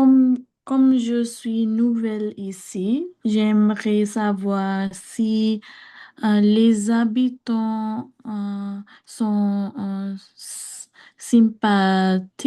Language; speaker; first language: French; non-native, learner; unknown